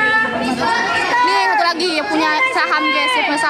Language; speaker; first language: Indonesian; native; Indonesian